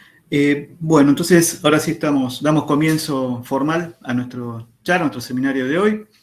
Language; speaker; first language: Spanish; native; Spanish